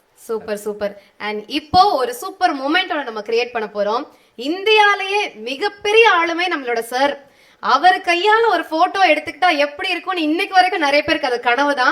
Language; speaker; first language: Tamil; native; Tamil